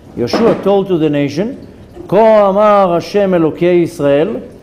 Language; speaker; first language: English; non-native, fluent; Hebrew